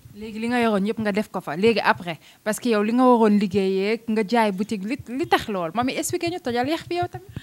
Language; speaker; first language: Wolof; native; Wolof